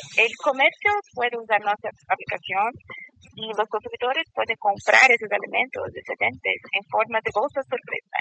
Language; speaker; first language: Spanish; non-native, learner; Portuguese